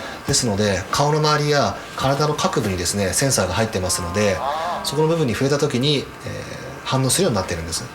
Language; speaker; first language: Japanese; native; Japanese